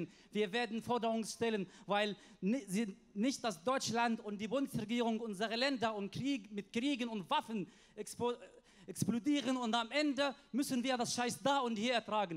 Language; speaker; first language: German; non-native, fluent; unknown